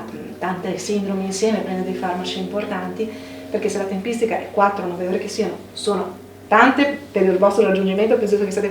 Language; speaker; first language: Italian; native; Italian